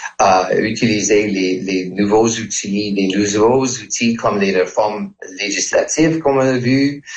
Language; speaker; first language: French; non-native, local second language; English